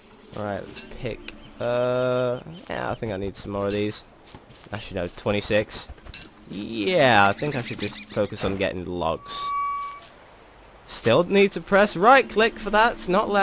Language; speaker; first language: English; native; English